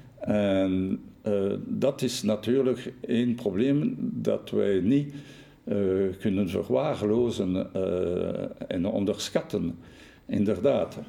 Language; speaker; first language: Dutch; non-native, local second language; French